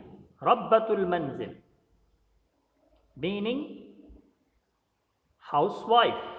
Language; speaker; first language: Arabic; non-native, fluent; Urdu